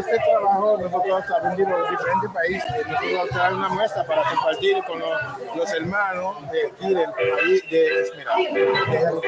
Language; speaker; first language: Spanish; non-native, learner; Haitian Creole